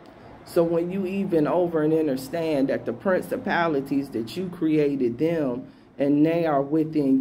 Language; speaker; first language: English; native; English